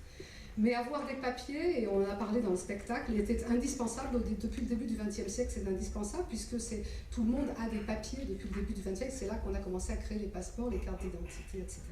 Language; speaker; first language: French; native; French